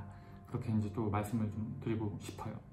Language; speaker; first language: Korean; native; Korean